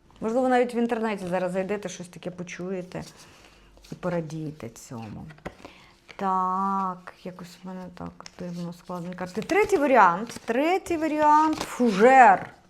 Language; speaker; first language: Ukrainian; non-native, local second language; Russian